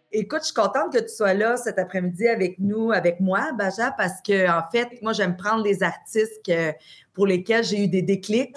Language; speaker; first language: French; native; French